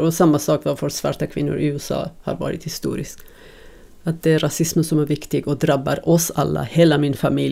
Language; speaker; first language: Swedish; non-native, fluent; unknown